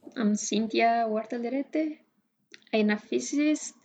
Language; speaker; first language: English; non-native, fluent; Spanish